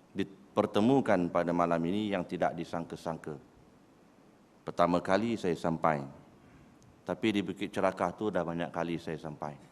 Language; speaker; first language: Malay; native; Malay